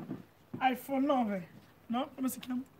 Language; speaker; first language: Italian; non-native, learner; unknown